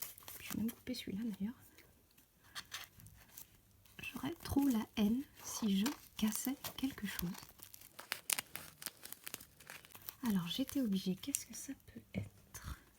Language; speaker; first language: French; native; French